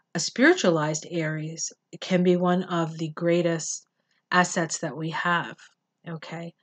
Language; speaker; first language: English; native; English